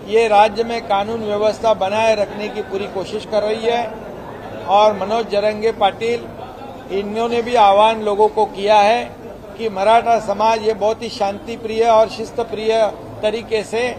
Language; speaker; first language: Hindi; non-native, local second language; Marathi